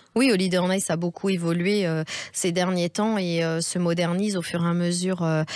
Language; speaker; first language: French; native; French